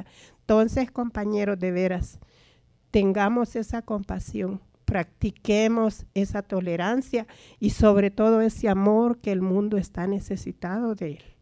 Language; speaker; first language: Spanish; native; Spanish